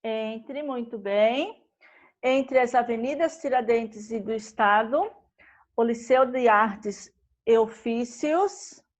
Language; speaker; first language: Portuguese; native; Portuguese